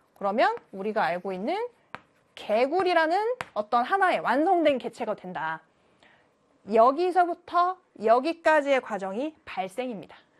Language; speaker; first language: Korean; native; Korean